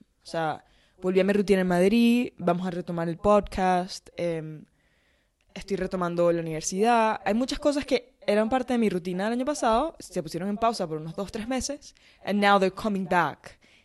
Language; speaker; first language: Spanish; native; Spanish